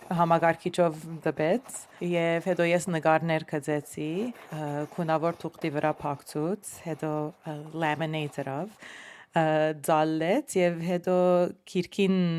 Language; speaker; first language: Armenian; early bilingual, heritage; Armenian